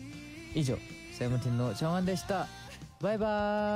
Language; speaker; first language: Japanese; non-native, learner; Korean